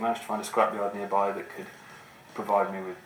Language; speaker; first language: English; native; English